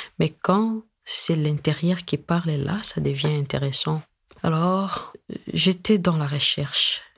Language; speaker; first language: French; non-native, local second language; Lingala